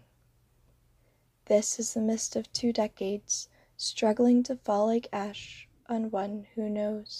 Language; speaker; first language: English; native; English